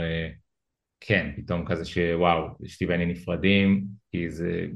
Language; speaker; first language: Hebrew; early bilingual, other home language; Russian